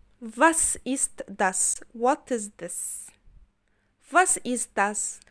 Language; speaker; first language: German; non-native, fluent; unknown